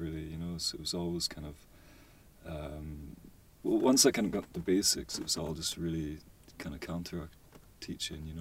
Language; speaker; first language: English; native; English